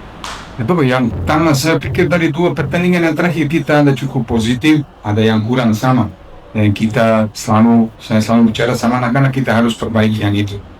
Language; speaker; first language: Indonesian; non-native, fluent; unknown